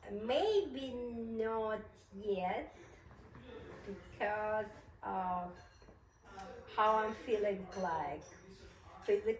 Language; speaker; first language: English; non-native, learner; Russian